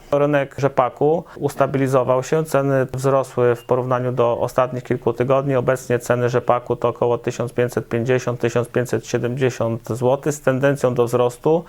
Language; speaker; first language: Polish; native; Polish